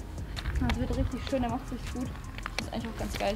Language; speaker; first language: German; native; German